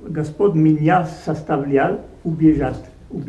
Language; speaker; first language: Russian; non-native, learner; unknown